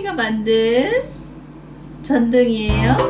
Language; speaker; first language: Korean; native; Korean